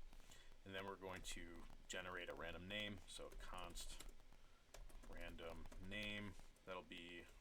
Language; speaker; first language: English; native; English